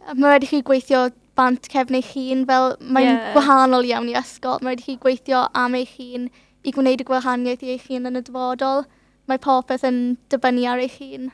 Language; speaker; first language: Welsh; non-native, local second language; English